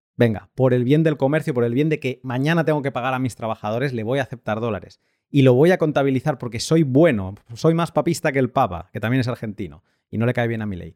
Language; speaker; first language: Spanish; native; Spanish